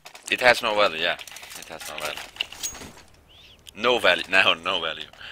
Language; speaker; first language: English; non-native, fluent; Swedish